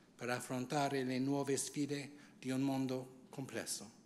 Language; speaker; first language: Italian; non-native, fluent; English